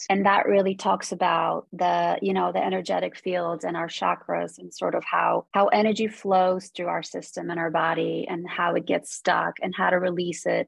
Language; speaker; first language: English; early bilingual, other home language; Polish